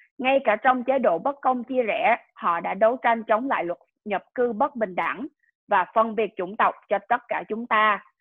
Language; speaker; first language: Vietnamese; early bilingual, heritage; Vietnamese